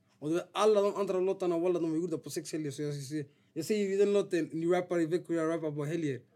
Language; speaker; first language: Swedish; native; Swedish